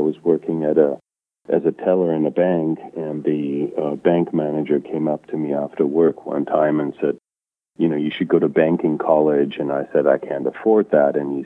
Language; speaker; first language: English; non-native, fluent; German